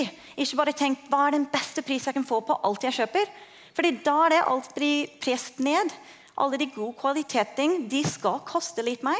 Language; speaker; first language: Norwegian; non-native, fluent; English